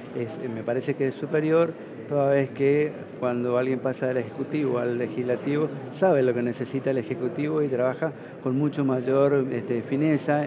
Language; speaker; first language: Spanish; native; Spanish